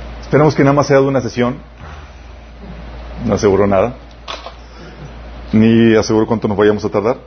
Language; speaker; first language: Spanish; native; Spanish